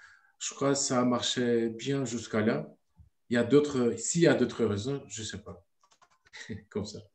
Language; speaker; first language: French; non-native, learner; Turkish